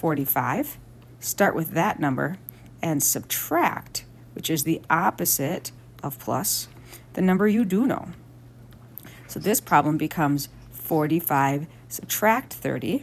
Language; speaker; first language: English; native; English